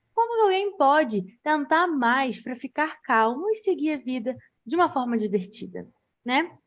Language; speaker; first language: Portuguese; native; Portuguese